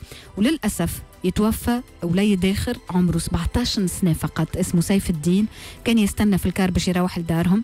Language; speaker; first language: Arabic; native; Arabic